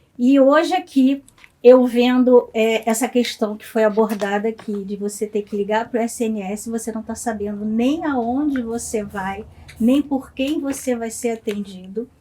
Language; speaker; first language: Portuguese; native; Portuguese